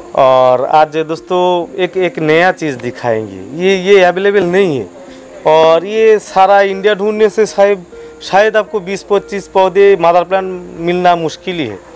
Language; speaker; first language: Hindi; non-native, local second language; Bangla